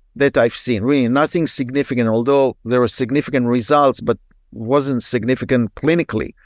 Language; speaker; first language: English; non-native, fluent; Hebrew